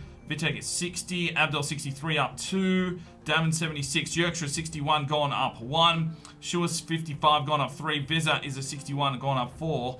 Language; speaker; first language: English; native; English